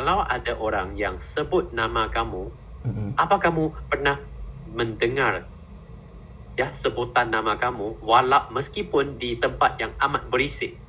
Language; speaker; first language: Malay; non-native, fluent; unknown